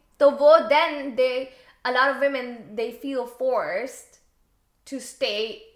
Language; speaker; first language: English; non-native, local second language; Urdu